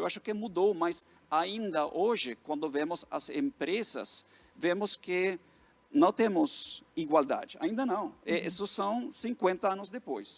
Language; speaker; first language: Portuguese; non-native, fluent; Norwegian